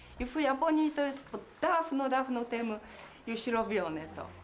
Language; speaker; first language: Polish; non-native, learner; Japanese